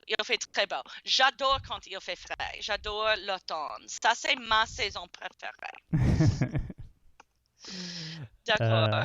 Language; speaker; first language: French; non-native, fluent; English